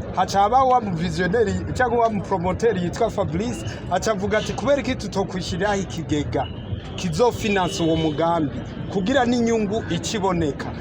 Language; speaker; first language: Rundi; early bilingual, heritage; Rundi